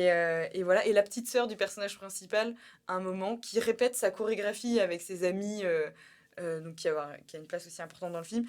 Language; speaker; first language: French; native; French